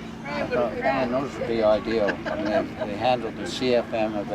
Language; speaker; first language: English; native; English